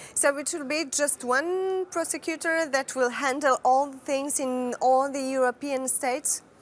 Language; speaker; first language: English; non-native, fluent; Romanian